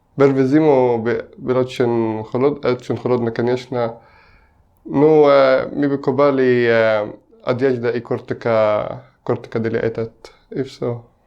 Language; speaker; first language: Russian; non-native, learner; Arabic